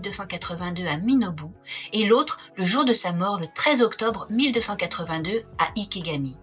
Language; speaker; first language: French; native; French